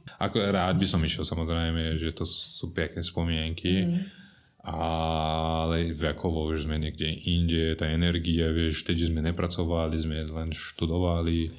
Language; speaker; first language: Slovak; non-native, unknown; Portuguese